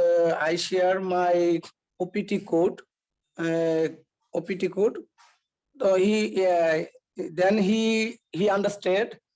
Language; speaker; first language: English; non-native, learner; Bangla